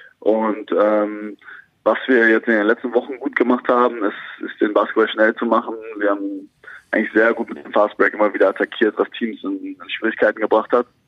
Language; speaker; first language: German; native; German